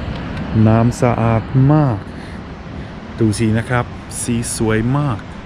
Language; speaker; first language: Thai; non-native, learner; Swiss German